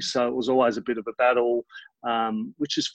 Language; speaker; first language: English; native; English